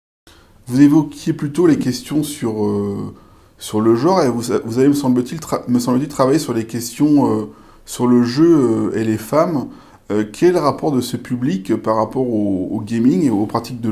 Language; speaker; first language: French; native; French